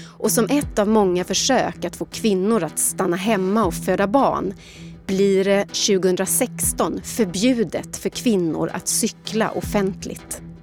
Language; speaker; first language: Swedish; native; Swedish